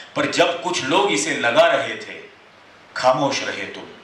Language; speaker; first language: Hindi; non-native, local second language; Marathi